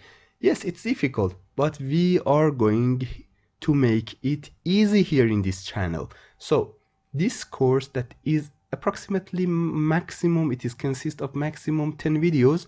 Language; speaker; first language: English; non-native, fluent; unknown